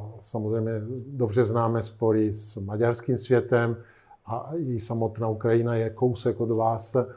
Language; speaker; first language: Czech; non-native, fluent; Italian